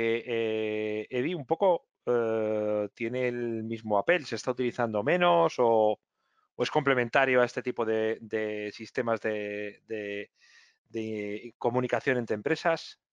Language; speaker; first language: Spanish; native; Spanish